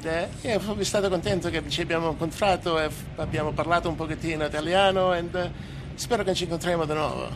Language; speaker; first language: Italian; native; Italian